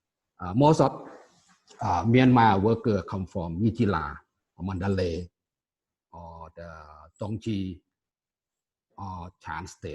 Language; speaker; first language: English; non-native, fluent; Thai